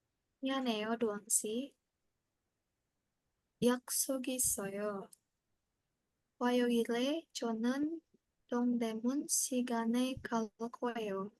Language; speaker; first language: Korean; non-native, learner; Indonesian